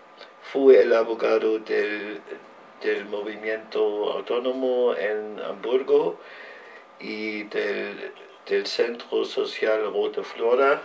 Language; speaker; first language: Spanish; non-native, learner; German